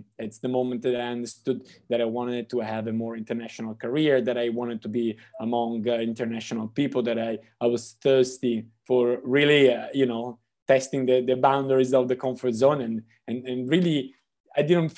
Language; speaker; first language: English; non-native, fluent; Italian